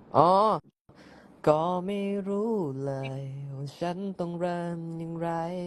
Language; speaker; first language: Thai; early bilingual, heritage; Thai